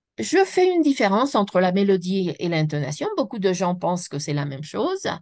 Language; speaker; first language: French; non-native, fluent; Spanish